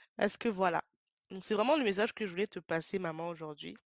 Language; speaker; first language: French; native; French